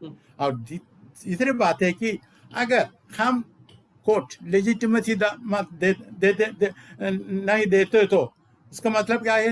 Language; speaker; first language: Hindi; non-native, local second language; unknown